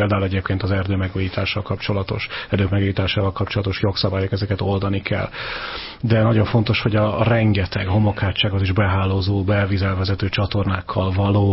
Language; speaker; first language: Hungarian; native; Hungarian